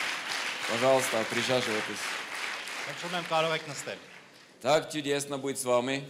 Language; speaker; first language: Russian; non-native, fluent; Norwegian